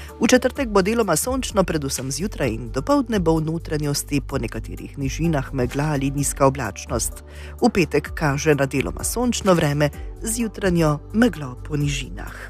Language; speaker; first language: Slovenian; native; Slovenian